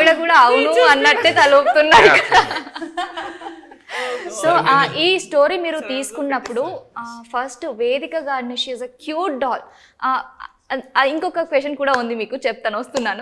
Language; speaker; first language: Telugu; native; Telugu